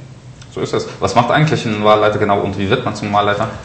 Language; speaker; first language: German; native; German